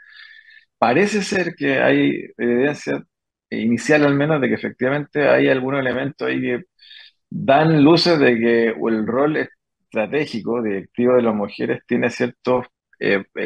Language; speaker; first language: Spanish; native; Spanish